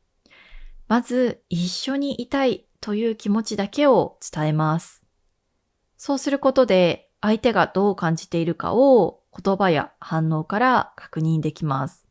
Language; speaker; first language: Japanese; native; Japanese